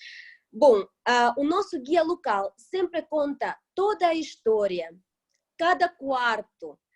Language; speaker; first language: Portuguese; non-native, fluent; Russian